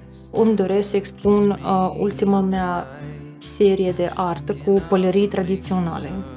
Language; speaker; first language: Romanian; non-native, fluent; Russian